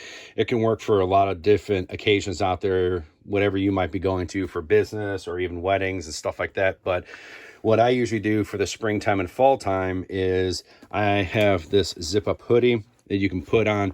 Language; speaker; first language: English; native; English